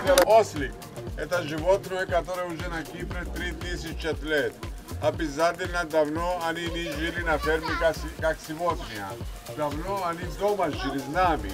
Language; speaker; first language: Russian; non-native, learner; Greek